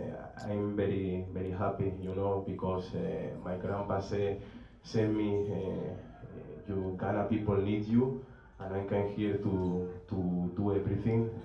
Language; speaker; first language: English; non-native, learner; Spanish